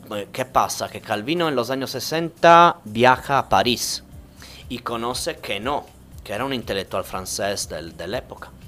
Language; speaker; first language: Spanish; non-native, fluent; Italian